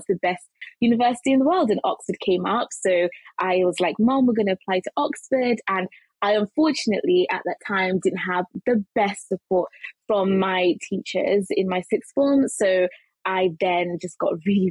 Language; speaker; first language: English; early bilingual, other home language; Shona